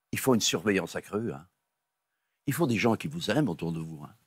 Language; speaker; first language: French; native; French